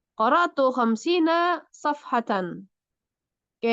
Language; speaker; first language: Arabic; non-native, fluent; Indonesian